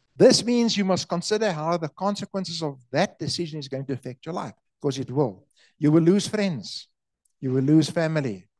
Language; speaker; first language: English; non-native, local second language; Afrikaans